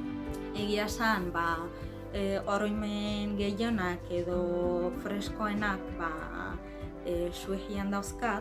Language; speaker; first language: Basque; non-native, fluent; Arabic